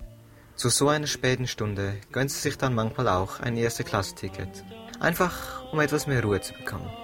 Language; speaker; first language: German; early bilingual, other home language; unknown